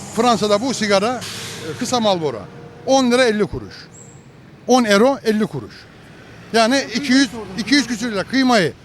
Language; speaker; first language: Turkish; native; Turkish